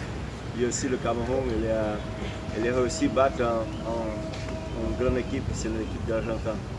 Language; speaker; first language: French; non-native, fluent; Portuguese